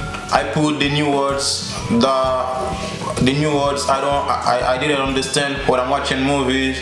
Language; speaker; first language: English; non-native, learner; Haitian Creole